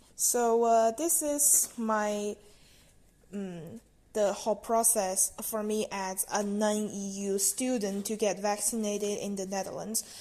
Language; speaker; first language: English; non-native, fluent; Chinese